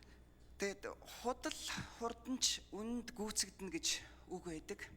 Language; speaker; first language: Mongolian; native; Mongolian